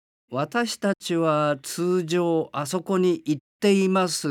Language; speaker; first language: Japanese; native; Japanese